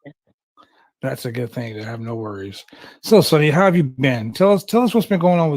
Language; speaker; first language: English; native; English